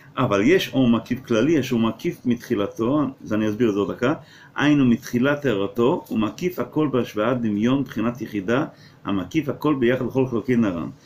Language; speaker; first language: Hebrew; non-native, fluent; English